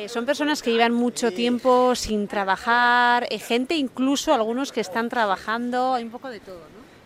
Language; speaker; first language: Spanish; native; Spanish